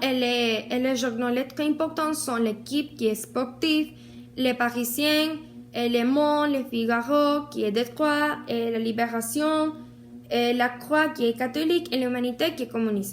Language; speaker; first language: French; non-native, learner; Spanish